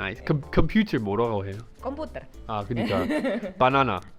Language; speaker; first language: Korean; non-native, fluent; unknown